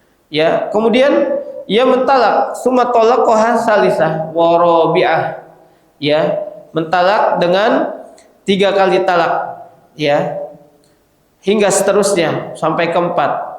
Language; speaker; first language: Indonesian; native; Indonesian